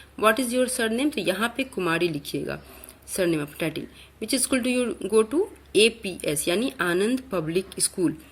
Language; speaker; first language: Hindi; native; Hindi